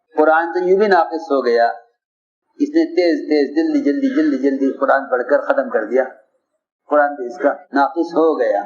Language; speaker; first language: Urdu; native; Urdu